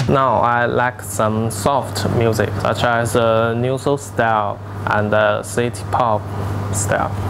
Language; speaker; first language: English; non-native, learner; Chinese